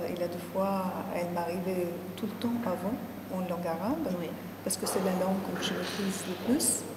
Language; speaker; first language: French; non-native, fluent; Arabic